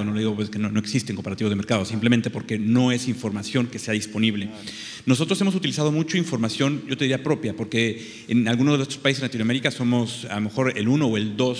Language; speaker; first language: Spanish; native; Spanish